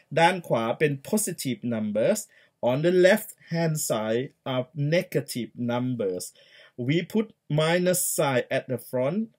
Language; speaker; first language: English; non-native, fluent; Thai